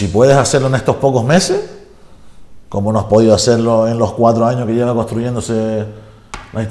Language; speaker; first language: Spanish; native; Spanish